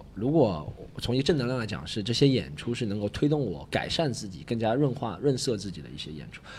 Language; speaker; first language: Chinese; native; Chinese